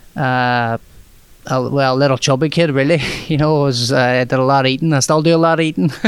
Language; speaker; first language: English; native; English